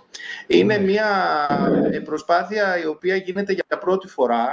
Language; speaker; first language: Greek; native; Greek